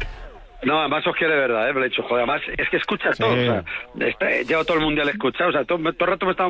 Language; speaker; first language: Spanish; native; Spanish